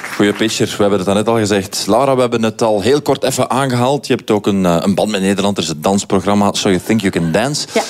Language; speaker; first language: Dutch; native; Dutch